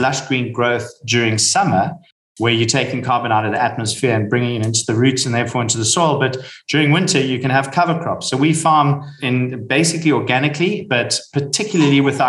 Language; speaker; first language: English; native; English